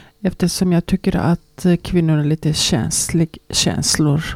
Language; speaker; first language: Swedish; non-native, learner; Arabic